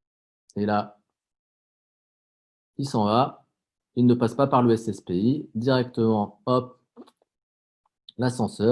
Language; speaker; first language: French; native; French